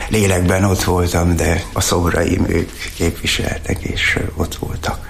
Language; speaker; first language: Hungarian; native; Hungarian